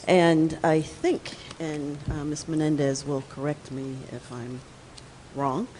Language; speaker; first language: English; native; English